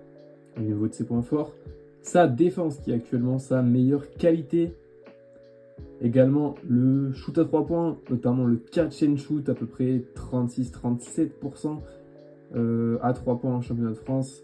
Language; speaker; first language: French; native; French